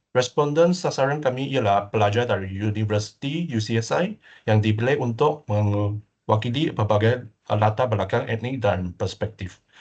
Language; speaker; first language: Malay; non-native, local second language; Chinese